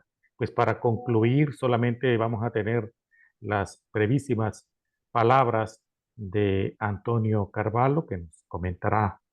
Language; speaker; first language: Spanish; native; Spanish